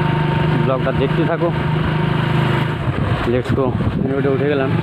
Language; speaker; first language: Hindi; non-native, learner; Bangla